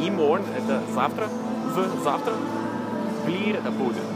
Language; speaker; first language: Russian; non-native, fluent; Norwegian